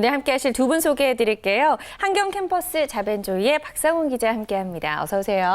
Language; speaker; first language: Korean; native; Korean